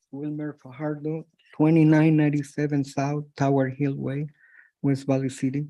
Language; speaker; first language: English; non-native, fluent; Spanish